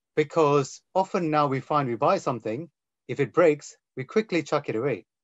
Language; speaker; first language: English; non-native, local second language; Tamil